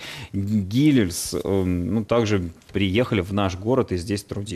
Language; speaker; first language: Russian; native; Russian